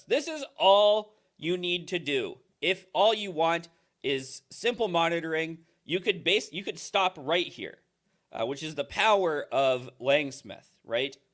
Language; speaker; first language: English; native; English